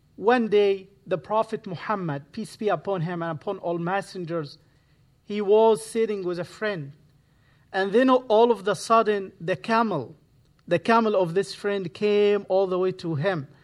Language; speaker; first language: English; non-native, fluent; Arabic